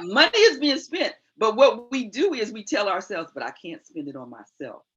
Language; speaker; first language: English; native; English